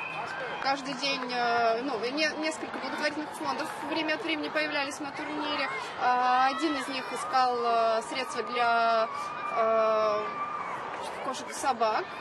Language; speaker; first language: Russian; native; Russian